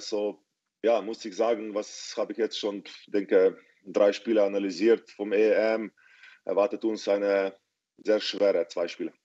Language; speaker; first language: German; non-native, fluent; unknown